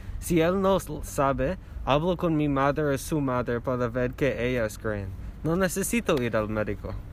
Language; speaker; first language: Spanish; non-native, learner; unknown